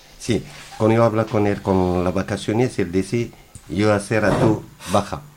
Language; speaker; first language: Spanish; non-native, learner; Arabic